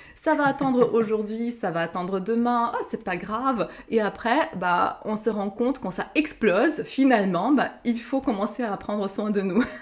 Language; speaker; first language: French; non-native, fluent; Ukrainian